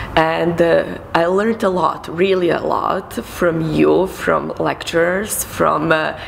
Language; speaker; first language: English; non-native, fluent; Serbian